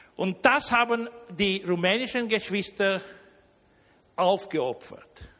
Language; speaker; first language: German; early bilingual, heritage; Romanian